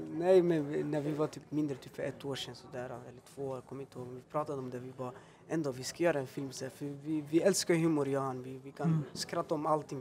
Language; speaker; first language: Swedish; early bilingual, other home language; Albanian